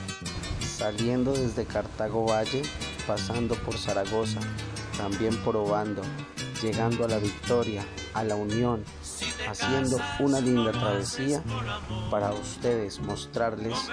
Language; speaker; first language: Spanish; native; Spanish